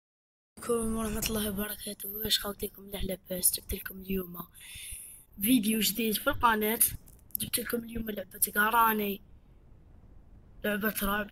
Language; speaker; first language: Arabic; native; Arabic